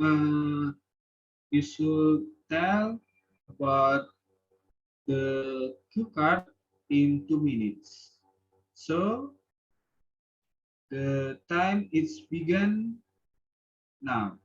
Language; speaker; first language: English; non-native, learner; Indonesian